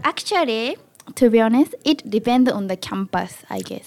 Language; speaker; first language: English; non-native, learner; Japanese